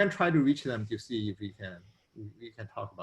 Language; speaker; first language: English; non-native, fluent; Chinese